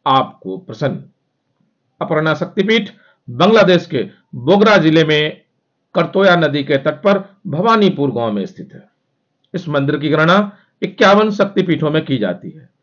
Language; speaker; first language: Hindi; native; Hindi